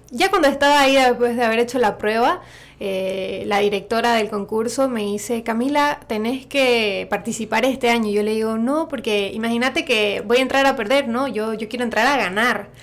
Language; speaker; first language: Spanish; native; Spanish